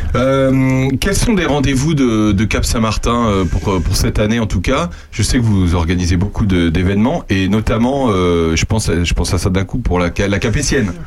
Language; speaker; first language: French; native; French